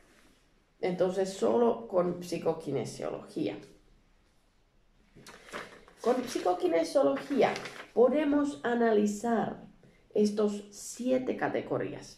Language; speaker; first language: Spanish; non-native, learner; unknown